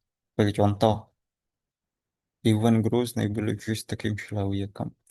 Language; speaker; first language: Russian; non-native, learner; Indonesian